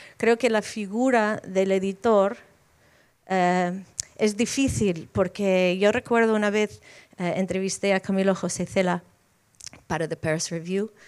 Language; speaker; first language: Spanish; non-native, fluent; English